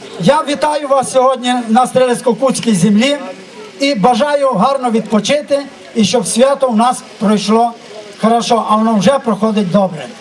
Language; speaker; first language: Ukrainian; native; Ukrainian